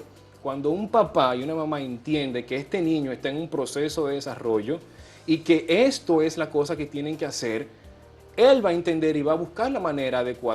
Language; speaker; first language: Spanish; native; Spanish